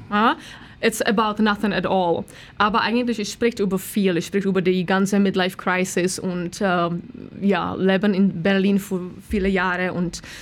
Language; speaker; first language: German; non-native, fluent; Slovak